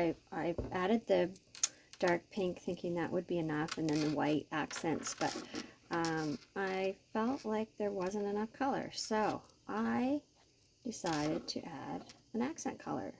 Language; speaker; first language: English; native; English